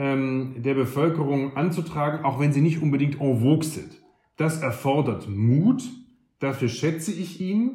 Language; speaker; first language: German; native; German